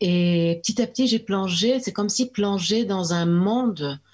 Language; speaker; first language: French; early bilingual, heritage; French